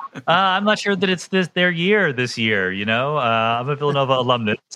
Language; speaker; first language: English; native; English